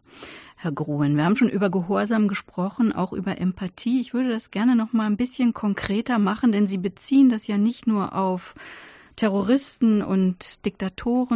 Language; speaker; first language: German; native; German